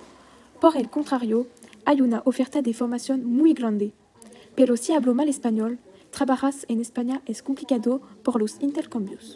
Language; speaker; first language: Spanish; non-native, learner; French